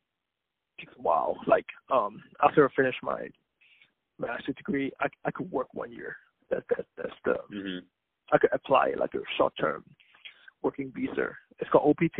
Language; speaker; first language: English; non-native, local second language; Cantonese